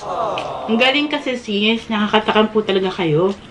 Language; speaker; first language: Filipino; native; Filipino